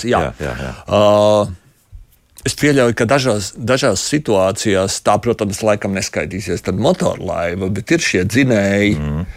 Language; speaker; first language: Latvian; native; Latvian